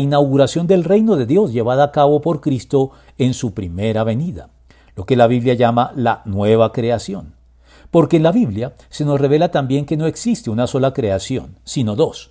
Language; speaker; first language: Spanish; native; Spanish